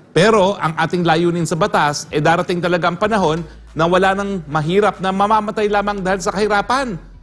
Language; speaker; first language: Filipino; native; Filipino